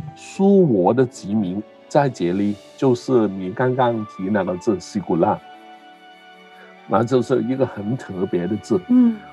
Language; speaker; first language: Chinese; non-native, local second language; Cantonese